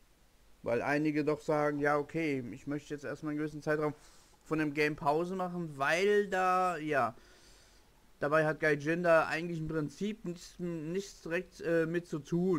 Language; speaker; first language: German; native; German